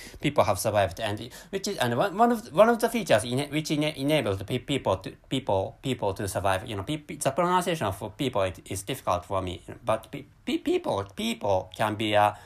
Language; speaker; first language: English; non-native, learner; Japanese